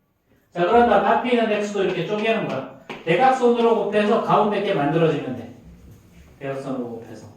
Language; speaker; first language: Korean; native; Korean